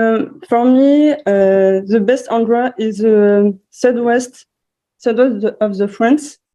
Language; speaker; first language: English; non-native, learner; French